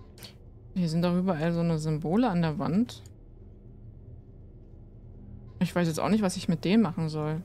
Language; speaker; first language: German; native; German